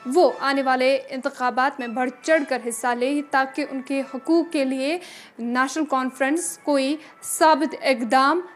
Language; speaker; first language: Hindi; non-native, local second language; Kashmiri